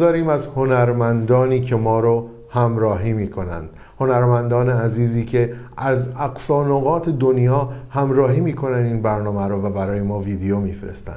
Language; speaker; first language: Persian; native; Persian